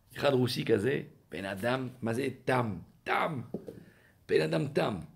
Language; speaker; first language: Hebrew; non-native, fluent; French